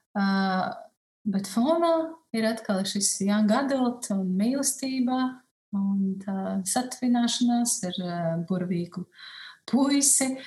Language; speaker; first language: Latvian; native; Latvian